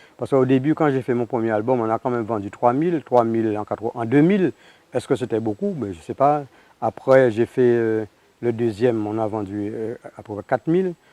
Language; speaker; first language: French; native; French